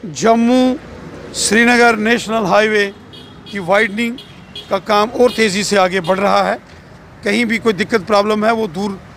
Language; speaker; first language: Hindi; non-native, local second language; Dogri